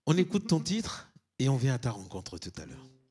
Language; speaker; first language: French; native; French